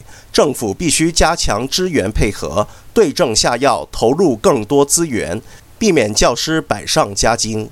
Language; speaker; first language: Chinese; non-native, local second language; Cantonese